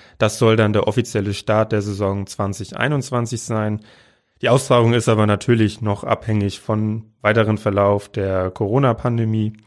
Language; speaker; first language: German; native; German